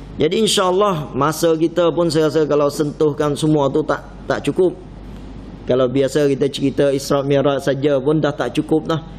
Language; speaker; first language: Malay; non-native, fluent; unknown